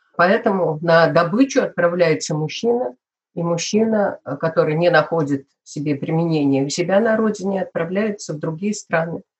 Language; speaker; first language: Russian; native; Russian